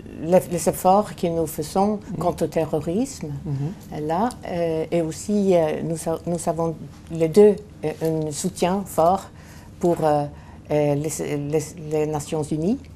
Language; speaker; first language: French; non-native, fluent; Swedish